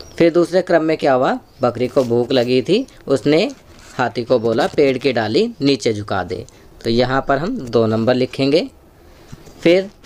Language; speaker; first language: Hindi; native; Hindi